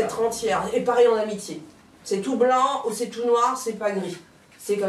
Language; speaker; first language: French; native; French